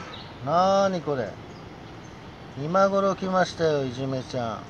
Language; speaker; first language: Japanese; native; Japanese